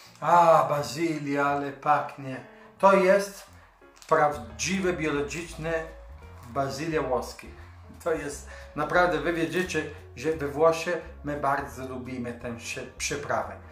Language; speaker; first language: Polish; non-native, learner; Italian